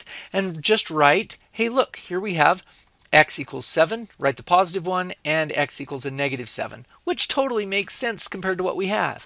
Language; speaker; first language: English; native; English